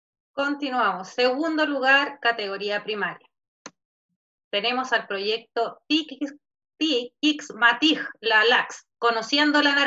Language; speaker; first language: Spanish; native; Spanish